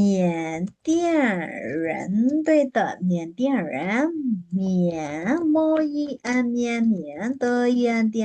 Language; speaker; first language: Chinese; non-native, fluent; Burmese